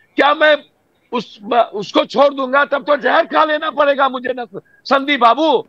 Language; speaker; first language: Hindi; native; Hindi